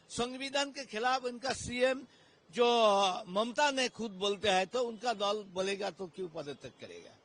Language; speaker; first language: Hindi; non-native, local second language; Bangla